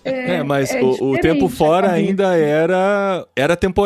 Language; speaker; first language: Portuguese; native; Portuguese